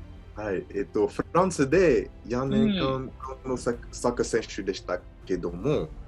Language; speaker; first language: Japanese; non-native, learner; French